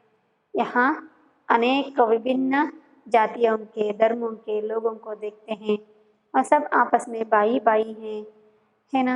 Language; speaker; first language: Hindi; non-native, local second language; Kannada